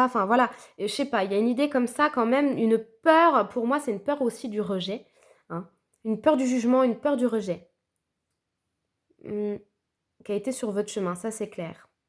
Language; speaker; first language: French; native; French